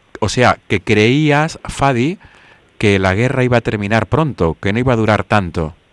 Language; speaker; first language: Spanish; native; Spanish